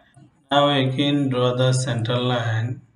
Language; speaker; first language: English; non-native, local second language; Bangla